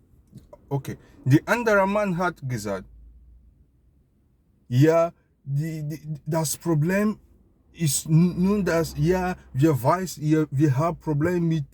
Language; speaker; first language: German; non-native, learner; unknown